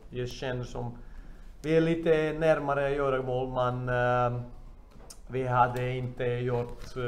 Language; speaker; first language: Swedish; non-native, fluent; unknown